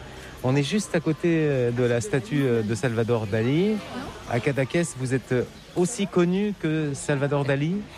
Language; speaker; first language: French; native; French